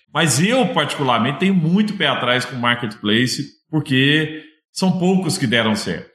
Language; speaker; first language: Portuguese; native; Portuguese